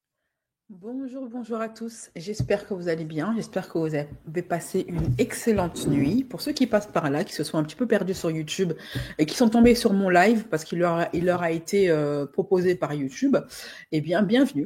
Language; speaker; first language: French; native; French